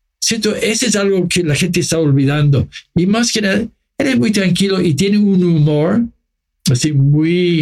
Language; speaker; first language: Spanish; non-native, fluent; English